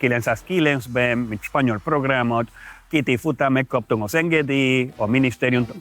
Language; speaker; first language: Hungarian; non-native, fluent; Spanish